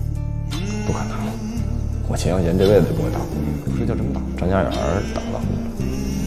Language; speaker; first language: Chinese; native; Chinese